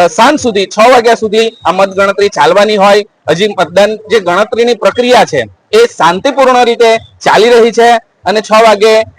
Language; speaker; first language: Gujarati; native; Gujarati